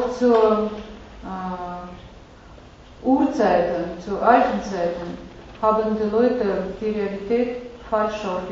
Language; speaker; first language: German; non-native, fluent; Russian